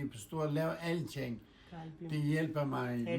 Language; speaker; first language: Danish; non-native, fluent; Turkish